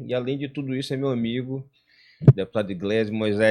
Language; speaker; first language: Portuguese; native; Portuguese